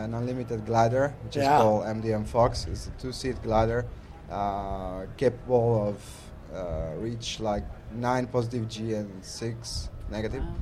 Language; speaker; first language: English; non-native, fluent; Italian